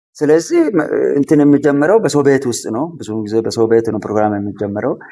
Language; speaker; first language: Amharic; non-native, local second language; Sidamo